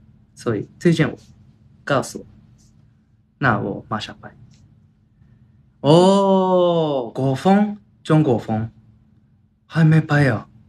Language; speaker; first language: Chinese; non-native, learner; Japanese